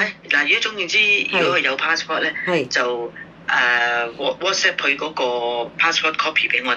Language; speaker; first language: Cantonese; native; Cantonese